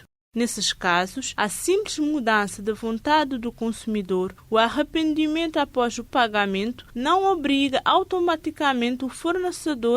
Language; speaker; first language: Portuguese; non-native, local second language; Kabuverdianu